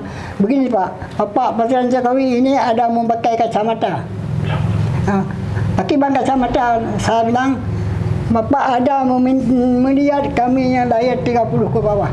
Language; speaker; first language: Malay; non-native, local second language; Achinese